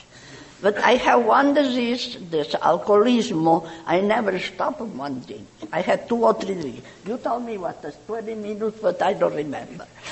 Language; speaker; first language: English; non-native, learner; Catalan